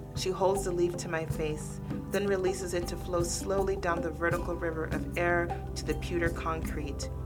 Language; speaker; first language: English; early bilingual, other home language; Krio